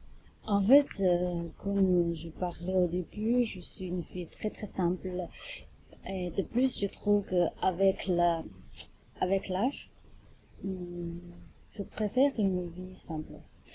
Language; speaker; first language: French; non-native, learner; Chinese